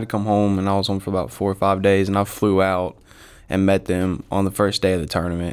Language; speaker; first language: English; native; English